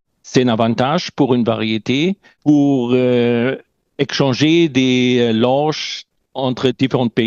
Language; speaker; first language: French; non-native, learner; German